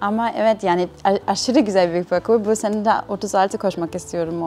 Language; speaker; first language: Turkish; non-native, fluent; German